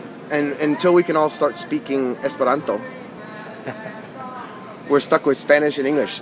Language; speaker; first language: English; early bilingual, other home language; Spanish